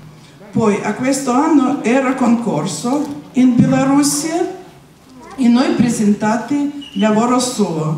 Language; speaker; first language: Italian; non-native, learner; Russian